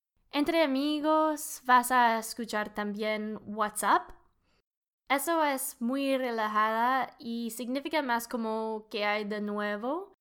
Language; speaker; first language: Spanish; non-native, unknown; English